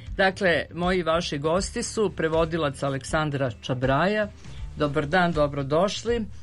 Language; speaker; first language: Serbian; native; Serbian